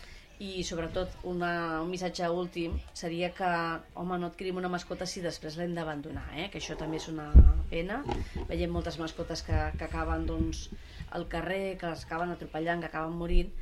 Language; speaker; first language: Catalan; native; Catalan